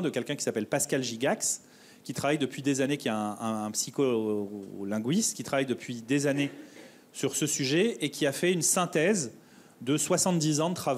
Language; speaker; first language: French; native; French